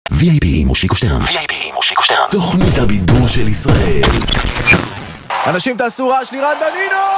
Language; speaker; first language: Hebrew; native; Hebrew